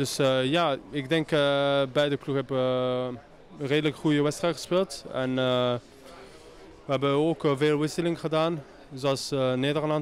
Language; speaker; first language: Dutch; non-native, learner; French